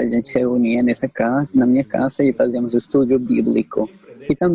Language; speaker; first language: Portuguese; non-native, fluent; Spanish